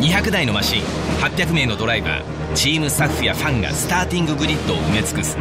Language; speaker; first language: Japanese; native; Japanese